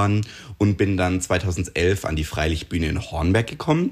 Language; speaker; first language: German; native; German